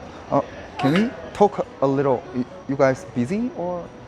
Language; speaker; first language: English; non-native, learner; Korean